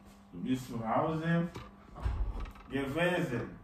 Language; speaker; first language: German; non-native, fluent; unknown